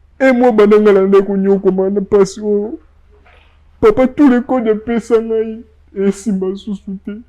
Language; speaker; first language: Lingala; non-native, local second language; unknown